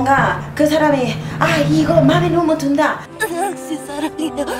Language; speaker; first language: Korean; non-native, fluent; Spanish